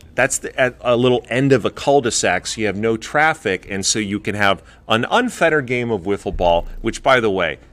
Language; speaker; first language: English; native; English